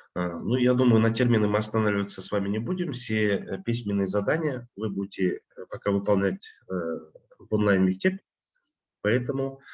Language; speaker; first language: Russian; non-native, local second language; Kazakh